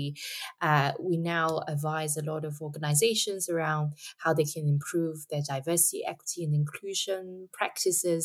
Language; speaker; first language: English; non-native, local second language; Cantonese